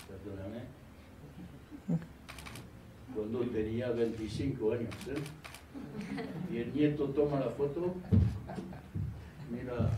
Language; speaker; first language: Spanish; non-native, fluent; French